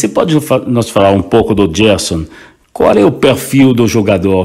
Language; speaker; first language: Portuguese; non-native, fluent; French